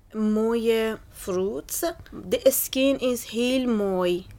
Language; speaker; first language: Dutch; non-native, learner; Persian